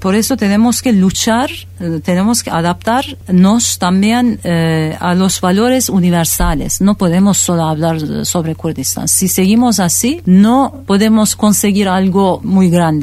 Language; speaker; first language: Spanish; non-native, fluent; Turkish